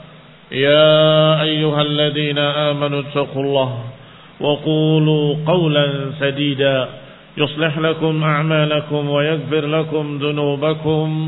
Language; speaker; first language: Arabic; non-native, fluent; Indonesian